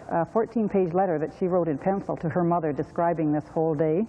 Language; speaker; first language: English; native; English